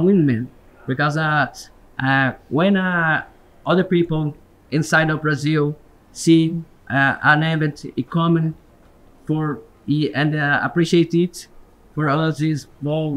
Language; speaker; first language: English; non-native, learner; Portuguese